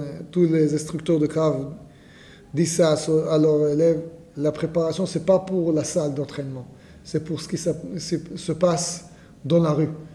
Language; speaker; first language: French; non-native, fluent; Hebrew